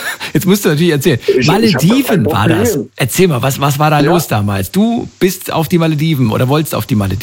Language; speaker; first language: German; native; German